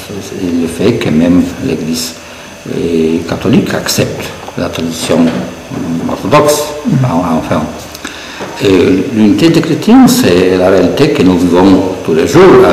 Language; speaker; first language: French; non-native, fluent; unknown